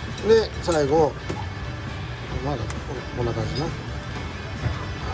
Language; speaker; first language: Japanese; native; Japanese